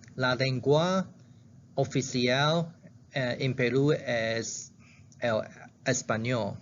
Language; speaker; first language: Spanish; non-native, learner; Chinese